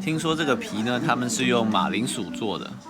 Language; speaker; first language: Chinese; native; Chinese